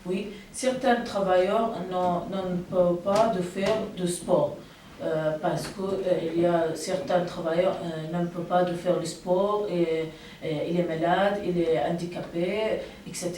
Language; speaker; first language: French; non-native, learner; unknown